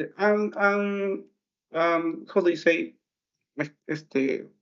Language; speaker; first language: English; non-native, learner; Spanish